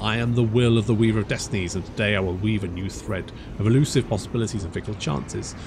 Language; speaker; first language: English; native; English